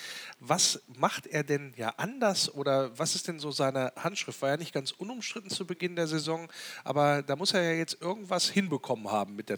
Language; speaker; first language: German; native; German